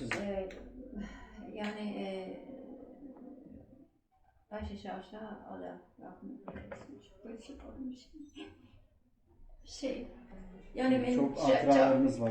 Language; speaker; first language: Turkish; non-native, learner; German